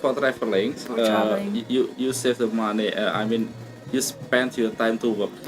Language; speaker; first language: English; non-native, learner; Indonesian